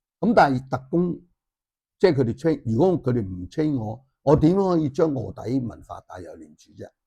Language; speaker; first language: Cantonese; native; Cantonese